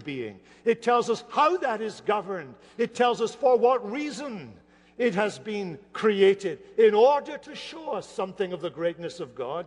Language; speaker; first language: English; native; English